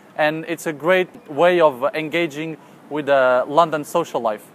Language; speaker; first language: English; non-native, fluent; Portuguese